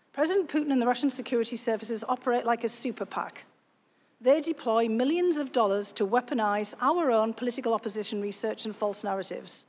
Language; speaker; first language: English; native; English